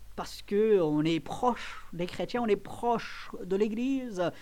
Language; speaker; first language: French; non-native, fluent; English